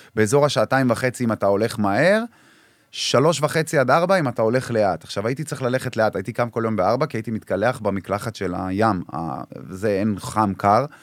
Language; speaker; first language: Hebrew; early bilingual, other home language; Arabic